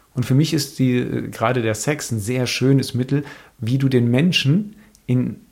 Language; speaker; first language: German; native; German